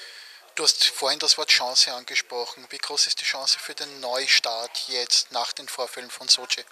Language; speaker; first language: German; native; German